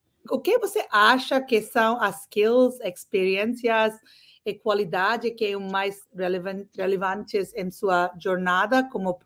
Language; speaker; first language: Portuguese; non-native, learner; English